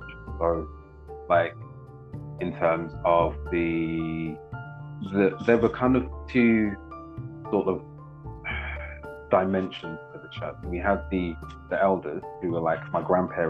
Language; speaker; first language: English; native; English